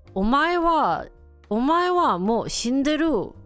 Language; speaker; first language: Japanese; non-native, learner; English